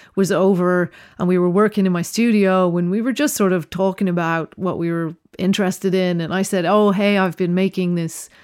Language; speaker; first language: English; native; English